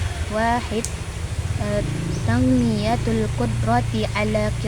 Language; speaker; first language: Arabic; non-native, learner; Indonesian